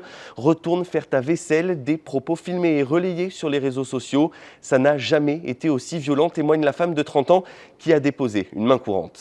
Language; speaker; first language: French; native; French